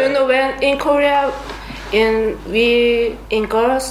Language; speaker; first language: English; non-native, learner; Korean